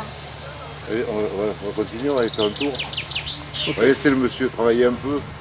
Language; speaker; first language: French; native; French